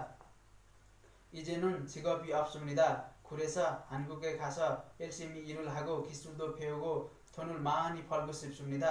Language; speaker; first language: Korean; non-native, learner; Nepali